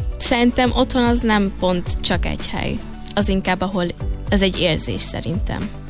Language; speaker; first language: Hungarian; early bilingual, heritage; Hungarian